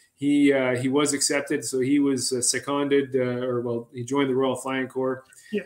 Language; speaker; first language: English; native; English